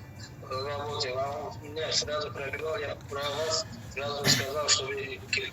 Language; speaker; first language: Russian; non-native, learner; Uzbek